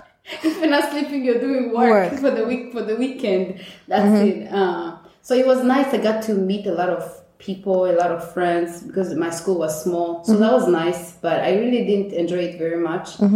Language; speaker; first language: English; non-native, local second language; Kinyarwanda